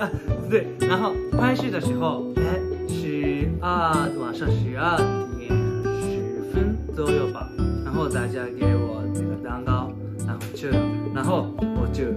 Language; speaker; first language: Chinese; non-native, learner; Japanese